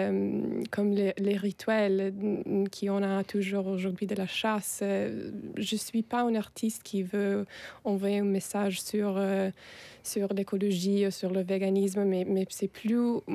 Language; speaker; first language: French; non-native, fluent; Italian